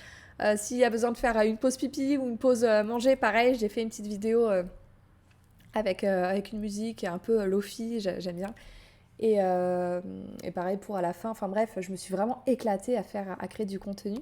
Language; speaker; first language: French; native; French